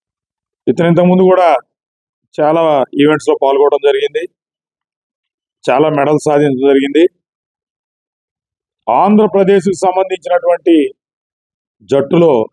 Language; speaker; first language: Telugu; native; Telugu